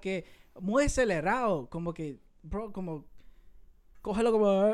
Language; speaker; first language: Spanish; early bilingual, heritage; Spanish